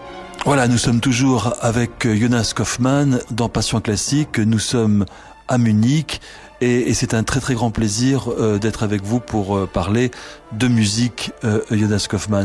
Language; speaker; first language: French; native; French